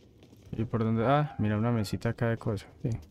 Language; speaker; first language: Spanish; native; Spanish